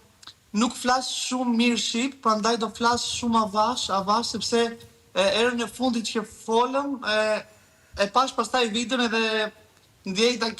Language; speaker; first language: Albanian; early bilingual, heritage; Albanian